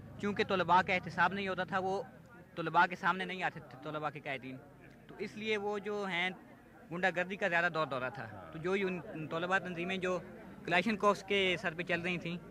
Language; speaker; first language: Urdu; non-native, local second language; Punjabi